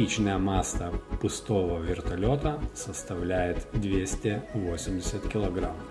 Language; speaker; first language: Russian; native; Russian